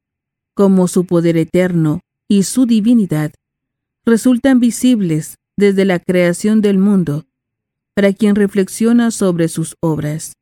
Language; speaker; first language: Spanish; native; Spanish